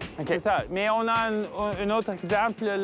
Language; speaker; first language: French; non-native, local second language; English